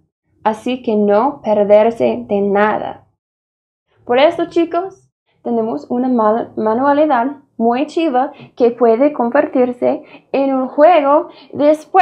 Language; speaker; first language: Spanish; non-native, fluent; English